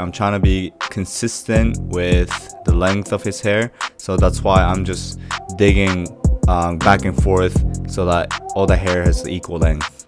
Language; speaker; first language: English; non-native, fluent; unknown